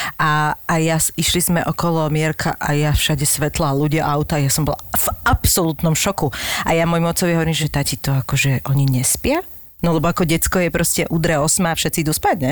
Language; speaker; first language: Slovak; native; Slovak